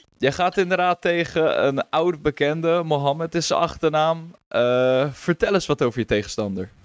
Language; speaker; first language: Dutch; native; Dutch